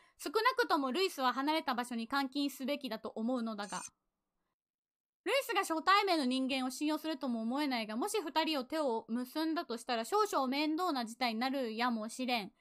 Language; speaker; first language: Japanese; native; Japanese